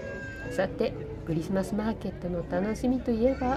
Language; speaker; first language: Japanese; native; Japanese